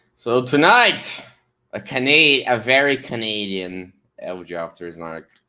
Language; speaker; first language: English; non-native, fluent; Portuguese